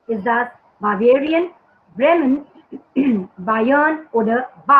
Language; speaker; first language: German; non-native, learner; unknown